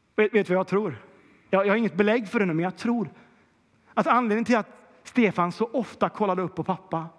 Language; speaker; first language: Swedish; native; Swedish